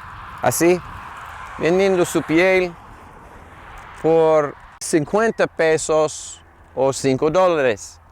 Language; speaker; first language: Spanish; non-native, fluent; English